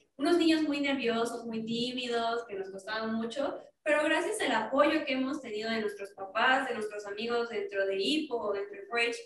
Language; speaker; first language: Spanish; non-native, fluent; English